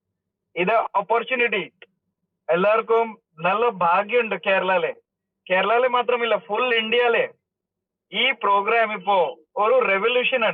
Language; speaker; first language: Malayalam; early bilingual, heritage; Malayalam